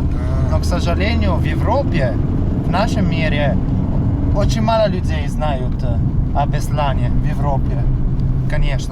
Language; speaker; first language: Russian; non-native, learner; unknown